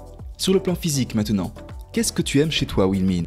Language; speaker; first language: French; native; French